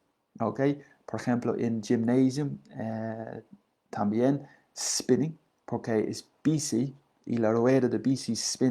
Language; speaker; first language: Spanish; non-native, learner; English